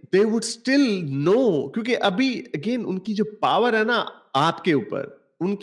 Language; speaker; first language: Hindi; native; Hindi